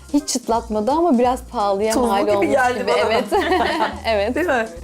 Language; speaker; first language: Turkish; native; Turkish